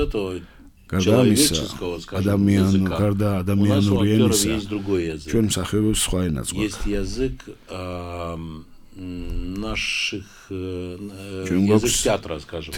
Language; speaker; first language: Russian; non-native, fluent; Romanian